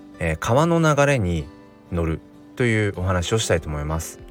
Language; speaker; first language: Japanese; native; Japanese